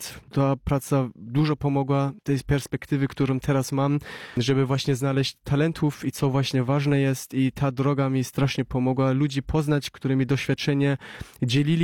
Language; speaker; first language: Polish; early bilingual, heritage; Polish